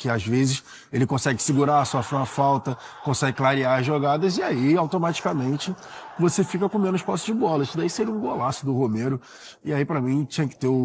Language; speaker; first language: Portuguese; native; Portuguese